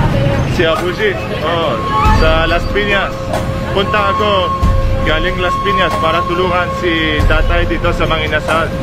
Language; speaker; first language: Filipino; non-native, learner; Arabic